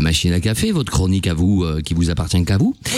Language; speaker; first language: French; native; French